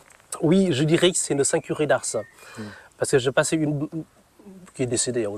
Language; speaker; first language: French; non-native, fluent; Vietnamese